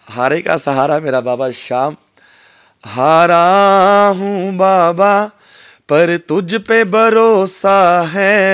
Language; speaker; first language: Hindi; non-native, local second language; Punjabi